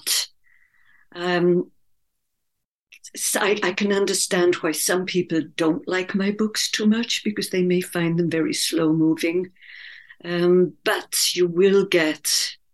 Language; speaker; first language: English; native; English